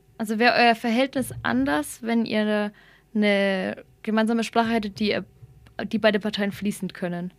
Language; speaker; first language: German; early bilingual, other home language; Somali